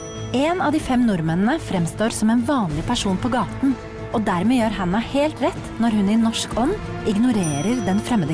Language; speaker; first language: Norwegian; native; Norwegian